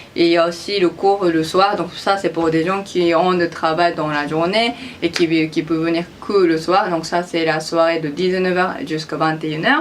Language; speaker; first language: French; non-native, fluent; Japanese